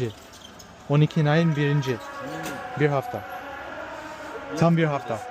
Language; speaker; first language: Turkish; early bilingual, heritage; English